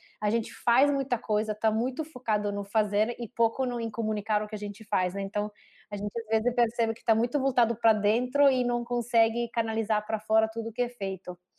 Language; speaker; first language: Portuguese; non-native, fluent; Italian